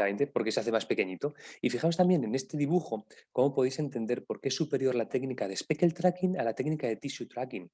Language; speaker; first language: Spanish; native; Spanish